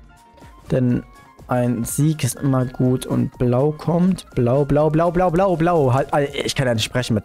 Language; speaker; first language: German; native; German